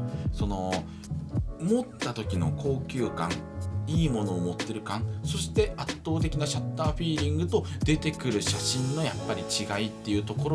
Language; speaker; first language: Japanese; native; Japanese